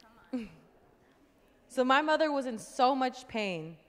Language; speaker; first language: English; native; English